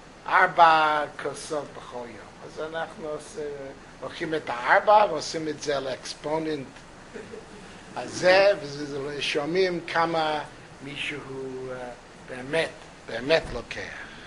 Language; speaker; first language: Hebrew; non-native, fluent; English